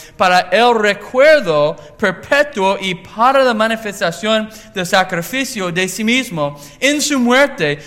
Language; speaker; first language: Spanish; non-native, learner; English